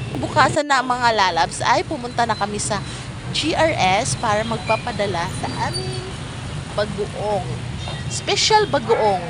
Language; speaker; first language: Filipino; non-native, local second language; Cebuano